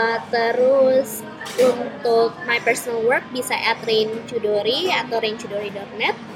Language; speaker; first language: Indonesian; early bilingual, heritage; Indonesian